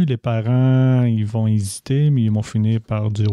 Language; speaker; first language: French; native; French